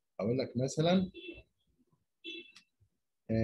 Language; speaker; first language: Arabic; native; Arabic